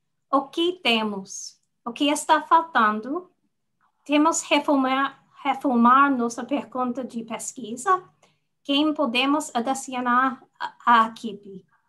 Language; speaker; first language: Portuguese; non-native, learner; English